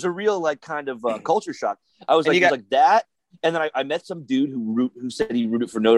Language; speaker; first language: English; native; English